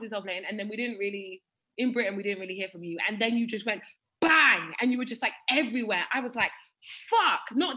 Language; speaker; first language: English; native; English